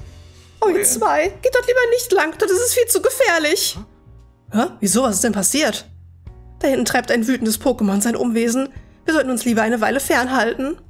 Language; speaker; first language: German; native; German